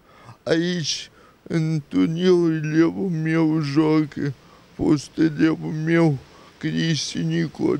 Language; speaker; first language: Romanian; non-native, local second language; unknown